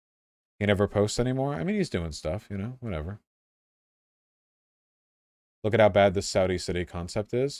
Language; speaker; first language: English; native; English